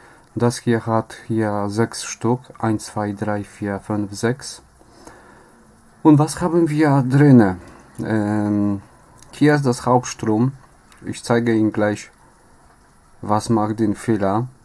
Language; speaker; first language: German; non-native, learner; Polish